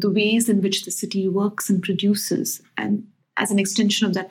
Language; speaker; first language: English; non-native, local second language; Hindi